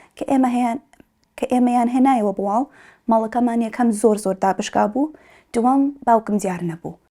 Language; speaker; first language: Central Kurdish; early bilingual, heritage; Central Kurdish